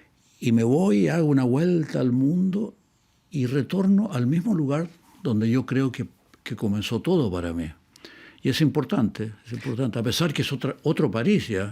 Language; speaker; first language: Spanish; native; Spanish